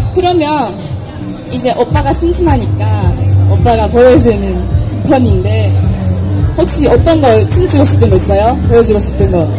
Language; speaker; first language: Korean; non-native, fluent; Japanese